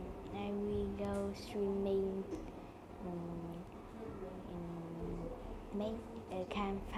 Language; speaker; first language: English; non-native, learner; Vietnamese